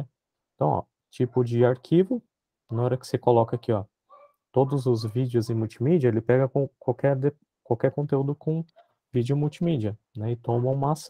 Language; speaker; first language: Portuguese; native; Portuguese